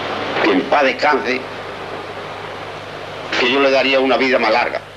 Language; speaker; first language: Spanish; native; Spanish